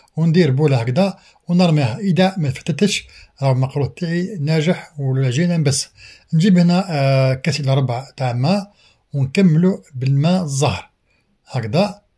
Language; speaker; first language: Arabic; native; Arabic